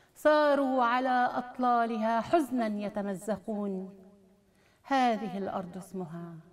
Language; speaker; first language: Arabic; native; Arabic